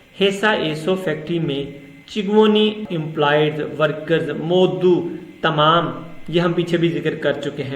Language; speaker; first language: Urdu; non-native, local second language; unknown